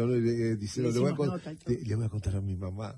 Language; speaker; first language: Spanish; native; Spanish